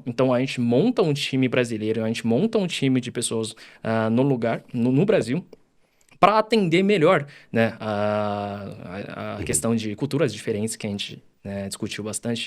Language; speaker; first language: Portuguese; early bilingual, other home language; Chinese